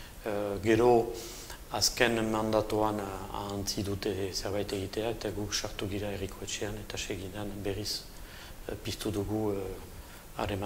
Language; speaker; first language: Basque; native; Basque